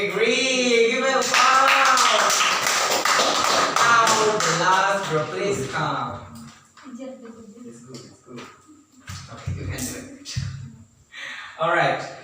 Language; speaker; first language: English; non-native, learner; Indonesian